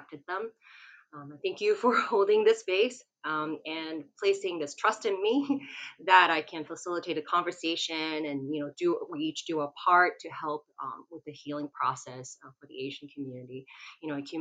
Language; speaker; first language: English; non-native, local second language; Cantonese